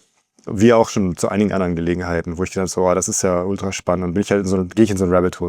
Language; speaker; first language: German; native; German